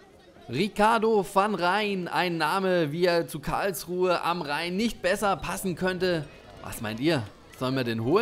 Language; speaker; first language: German; native; German